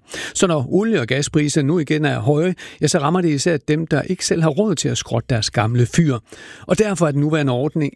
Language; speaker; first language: Danish; native; Danish